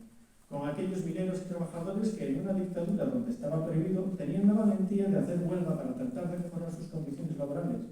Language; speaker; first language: Spanish; native; Spanish